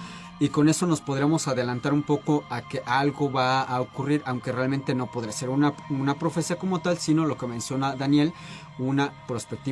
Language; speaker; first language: Spanish; native; Spanish